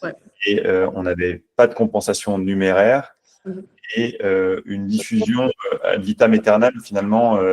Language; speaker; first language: French; native; French